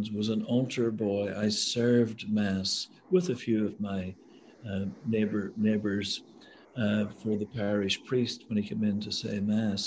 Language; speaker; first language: English; native; English